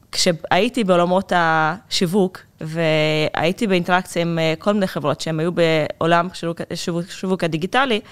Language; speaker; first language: Hebrew; non-native, fluent; Russian